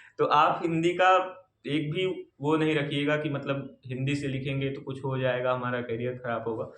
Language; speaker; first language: Hindi; native; Hindi